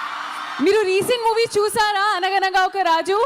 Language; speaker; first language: Telugu; non-native, learner; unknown